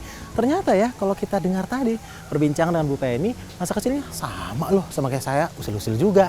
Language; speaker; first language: Indonesian; native; Indonesian